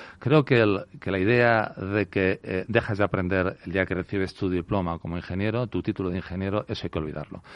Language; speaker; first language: Spanish; native; Spanish